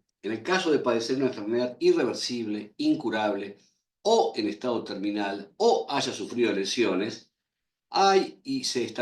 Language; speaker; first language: Spanish; native; Spanish